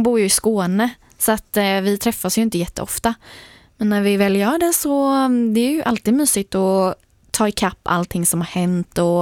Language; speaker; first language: Swedish; native; Swedish